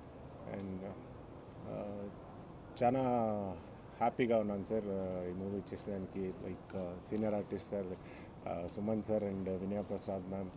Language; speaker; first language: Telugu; non-native, local second language; Kannada